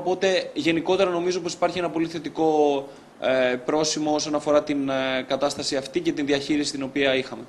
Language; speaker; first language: Greek; native; Greek